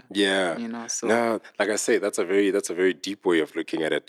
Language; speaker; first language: English; non-native, local second language; Southern Sotho